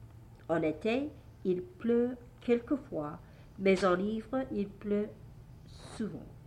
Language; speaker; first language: French; non-native, learner; English